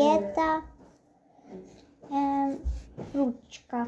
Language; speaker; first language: Russian; early bilingual, heritage; Russian